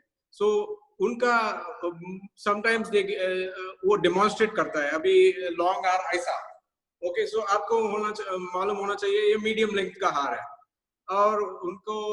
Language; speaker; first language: Hindi; non-native, local second language; Tamil